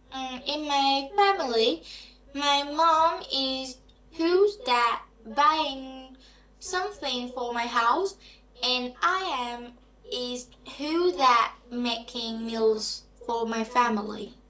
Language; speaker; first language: English; non-native, learner; Vietnamese